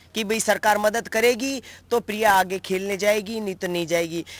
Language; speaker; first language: Hindi; native; Hindi